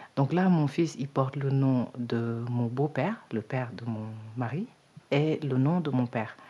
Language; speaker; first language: French; early bilingual, other home language; Wolof